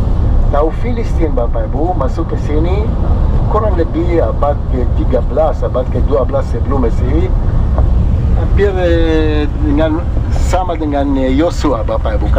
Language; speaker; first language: Indonesian; non-native, fluent; Hebrew